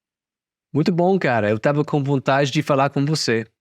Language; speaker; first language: Portuguese; non-native, fluent; English